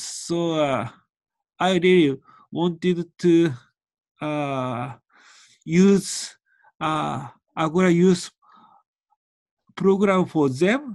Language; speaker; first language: English; non-native, learner; Japanese